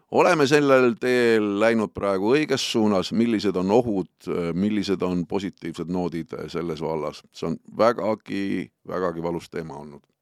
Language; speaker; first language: Estonian; native; Estonian